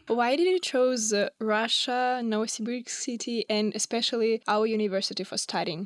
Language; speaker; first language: English; non-native, fluent; Russian